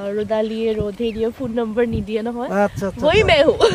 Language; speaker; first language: Hindi; non-native, local second language; Assamese